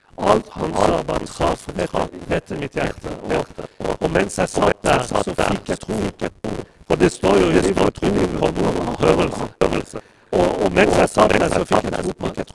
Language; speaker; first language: Norwegian; non-native, fluent; Persian